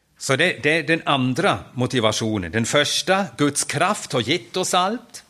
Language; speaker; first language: Swedish; non-native, fluent; German